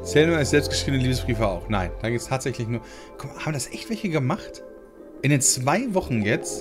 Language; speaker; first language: German; native; German